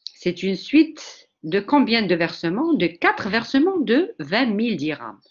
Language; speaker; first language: French; non-native, local second language; Arabic